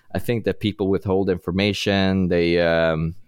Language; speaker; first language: English; non-native, fluent; Swedish